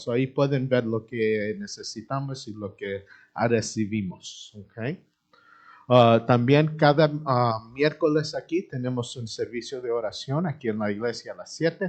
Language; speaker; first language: Spanish; early bilingual, heritage; Spanish